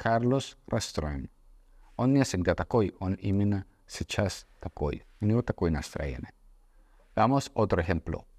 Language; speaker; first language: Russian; non-native, fluent; Spanish